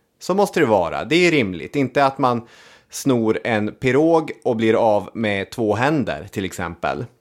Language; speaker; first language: Swedish; native; Swedish